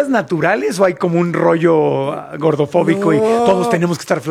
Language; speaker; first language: Spanish; native; Spanish